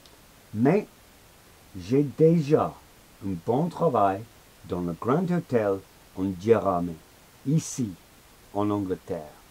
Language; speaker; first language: French; non-native, learner; English